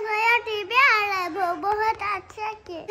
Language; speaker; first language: Hindi; non-native, local second language; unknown